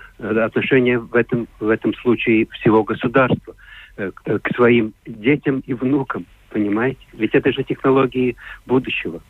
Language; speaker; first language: Russian; non-native, local second language; Latvian